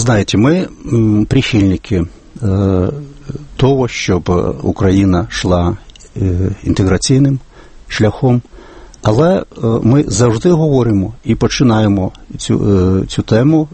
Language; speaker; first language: Ukrainian; non-native, fluent; Lithuanian